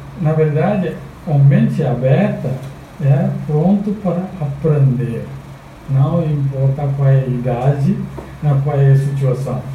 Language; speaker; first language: Portuguese; non-native, fluent; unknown